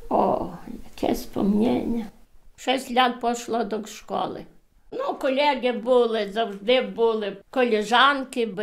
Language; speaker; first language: Polish; early bilingual, heritage; Polish